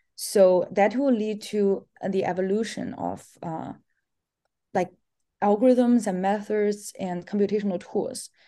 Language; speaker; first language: English; non-native, fluent; Chinese